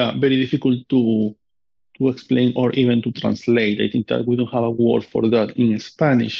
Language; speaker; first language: English; non-native, fluent; Spanish